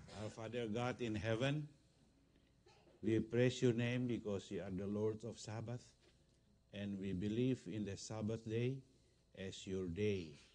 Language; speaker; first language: English; non-native, fluent; Indonesian